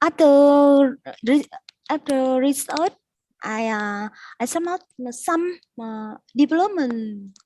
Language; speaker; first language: English; non-native, learner; Vietnamese